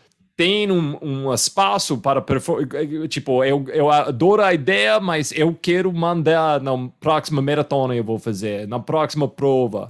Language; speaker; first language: Portuguese; non-native, fluent; English